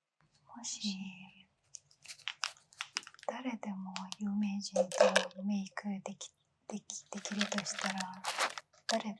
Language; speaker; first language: Japanese; non-native, learner; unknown